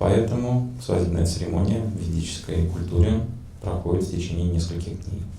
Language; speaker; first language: Russian; native; Russian